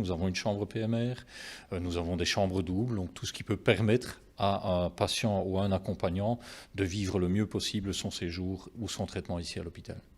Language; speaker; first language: French; native; French